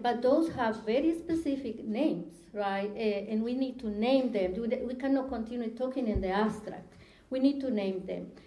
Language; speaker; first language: English; non-native, fluent; Spanish